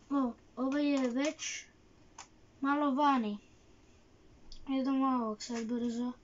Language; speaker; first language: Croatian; early bilingual, heritage; Croatian